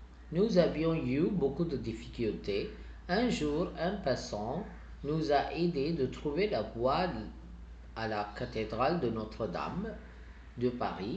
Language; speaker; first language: French; non-native, fluent; Tamil